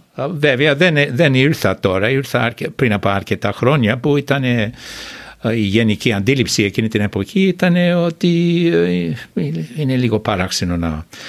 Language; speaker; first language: Greek; non-native, fluent; English